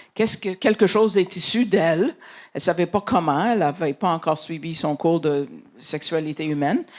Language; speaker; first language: French; non-native, fluent; English